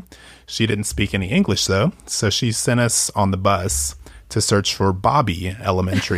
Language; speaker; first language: English; early bilingual, other home language; Spanish